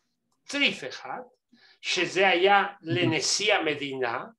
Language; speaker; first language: Hebrew; non-native, fluent; Spanish